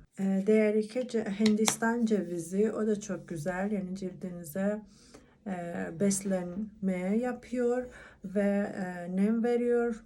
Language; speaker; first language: Turkish; non-native, learner; Persian